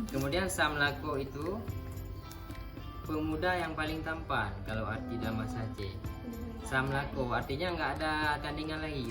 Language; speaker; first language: Indonesian; non-native, local second language; Achinese